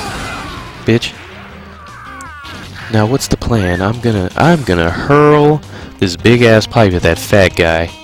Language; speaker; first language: English; native; English